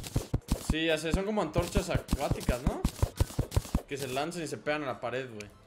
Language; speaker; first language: Spanish; native; Spanish